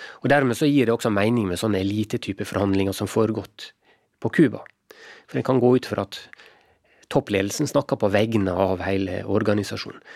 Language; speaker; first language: Norwegian; native; Norwegian